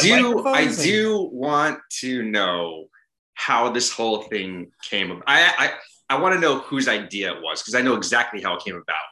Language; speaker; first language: English; native; English